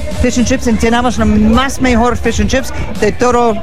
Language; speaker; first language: Spanish; non-native, learner; English